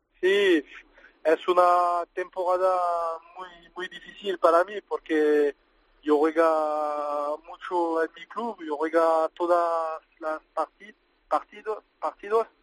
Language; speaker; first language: Spanish; non-native, learner; French